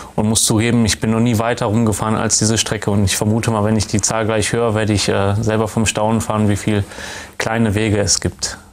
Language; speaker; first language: German; native; German